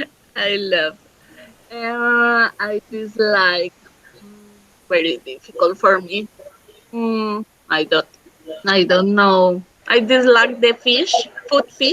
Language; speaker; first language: English; non-native, learner; Spanish